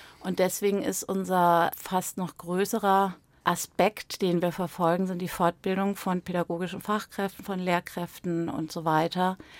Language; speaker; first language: German; native; German